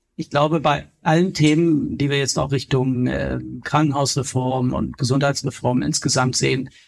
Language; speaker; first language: German; native; German